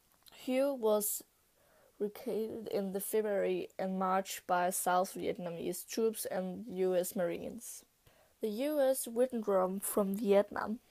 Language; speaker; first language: English; non-native, learner; Danish